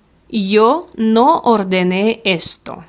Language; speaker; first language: Spanish; non-native, fluent; Russian